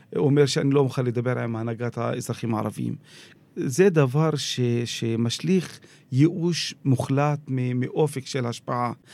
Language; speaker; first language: Hebrew; non-native, local second language; Arabic